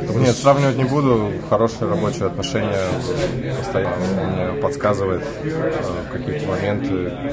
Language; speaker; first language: Russian; native; Russian